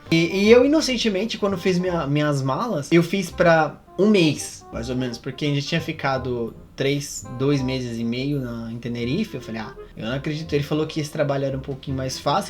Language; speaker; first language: Portuguese; native; Portuguese